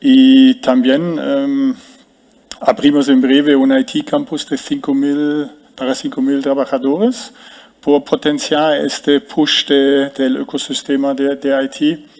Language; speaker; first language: Spanish; non-native, fluent; German